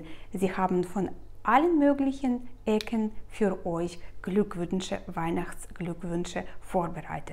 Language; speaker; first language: German; non-native, fluent; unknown